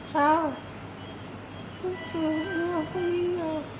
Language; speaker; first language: Vietnamese; non-native, local second language; Hmong